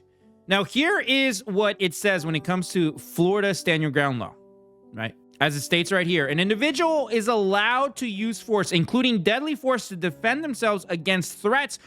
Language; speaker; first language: English; native; English